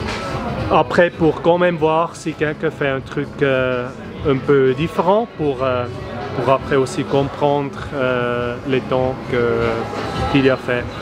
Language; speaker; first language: French; non-native, fluent; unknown